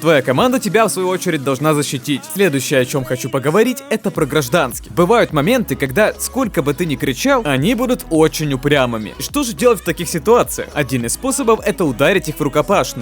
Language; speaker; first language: Russian; native; Russian